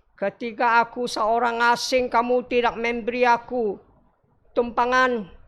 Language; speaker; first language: Malay; non-native, local second language; Chinese